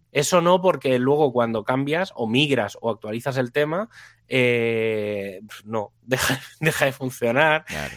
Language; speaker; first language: Spanish; native; Spanish